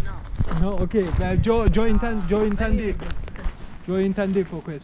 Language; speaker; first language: Spanish; non-native, learner; Turkish